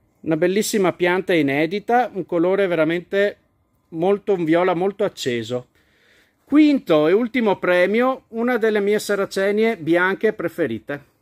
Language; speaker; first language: Italian; native; Italian